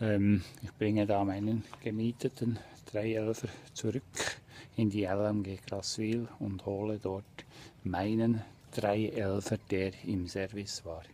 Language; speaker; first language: German; native; German